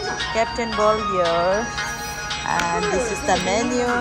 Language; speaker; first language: English; non-native, local second language; Tibetan